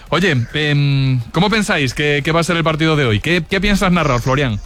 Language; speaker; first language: Spanish; native; Spanish